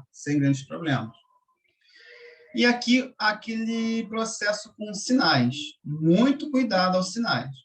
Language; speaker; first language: Portuguese; native; Portuguese